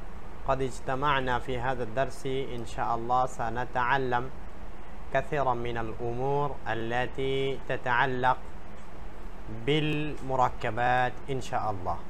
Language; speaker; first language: Arabic; non-native, fluent; Bangla